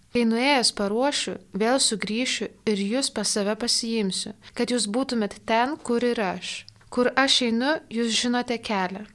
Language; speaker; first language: Lithuanian; native; Lithuanian